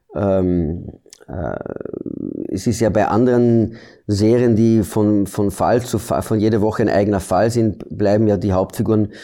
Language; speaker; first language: German; early bilingual, heritage; German